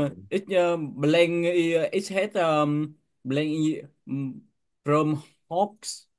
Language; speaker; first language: English; non-native, learner; Vietnamese